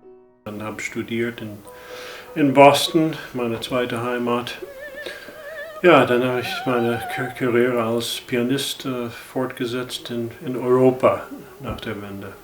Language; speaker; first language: German; non-native, fluent; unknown